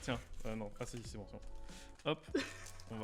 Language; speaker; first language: French; native; French